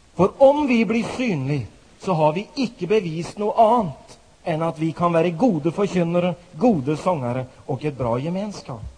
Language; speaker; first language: Swedish; non-native, fluent; Norwegian